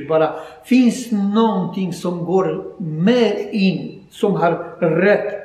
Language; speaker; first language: Swedish; non-native, fluent; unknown